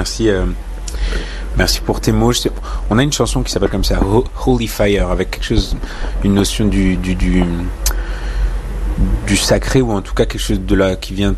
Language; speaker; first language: French; native; French